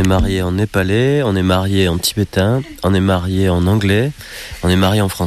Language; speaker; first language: French; native; French